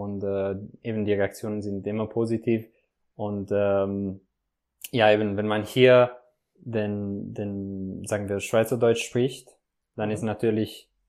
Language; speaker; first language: German; non-native, fluent; Italian